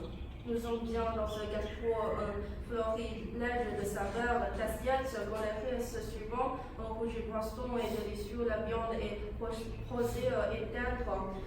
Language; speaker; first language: French; non-native, learner; Chinese